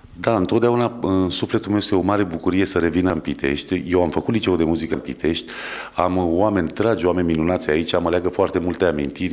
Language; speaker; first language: Romanian; native; Romanian